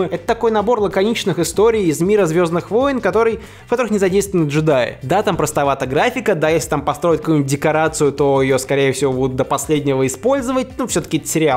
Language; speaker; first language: Russian; native; Russian